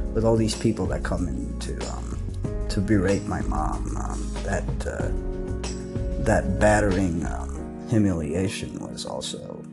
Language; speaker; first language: English; non-native, local second language; Nepali